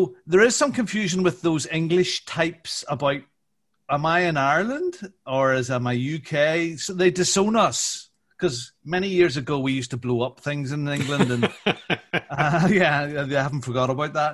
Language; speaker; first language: English; native; English